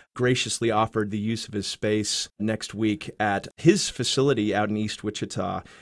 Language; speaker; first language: English; native; English